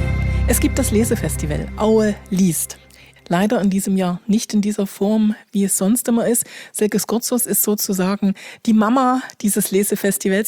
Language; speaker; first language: German; native; German